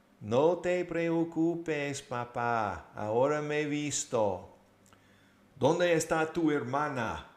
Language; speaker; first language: Spanish; non-native, fluent; English